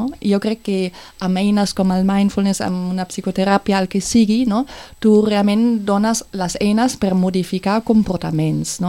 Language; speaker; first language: Catalan; non-native, fluent; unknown